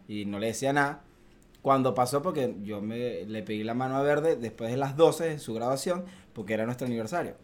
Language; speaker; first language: Spanish; native; Spanish